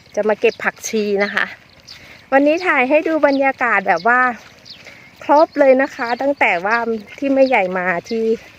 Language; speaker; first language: Thai; non-native, local second language; Northeastern Thai